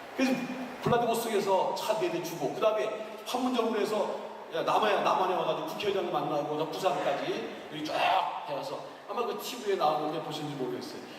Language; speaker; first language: Korean; native; Korean